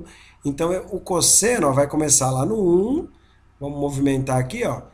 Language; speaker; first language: Portuguese; native; Portuguese